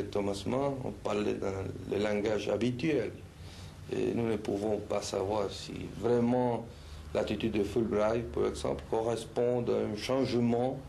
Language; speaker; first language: French; non-native, fluent; Spanish